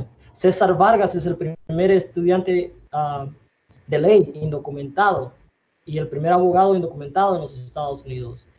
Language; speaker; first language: Spanish; early bilingual, other home language; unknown